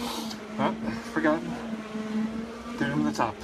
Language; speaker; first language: English; native; English